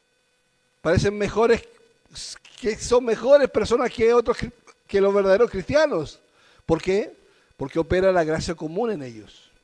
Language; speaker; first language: Spanish; native; Spanish